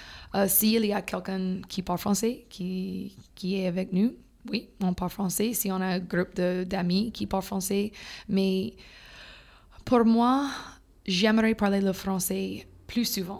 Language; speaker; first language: French; non-native, fluent; English